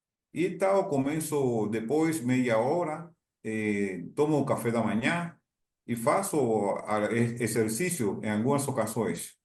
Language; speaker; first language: Portuguese; non-native, learner; Spanish